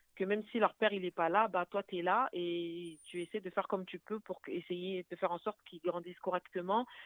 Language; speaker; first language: French; native; French